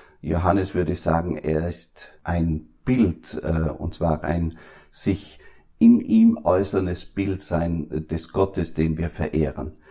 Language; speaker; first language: German; native; German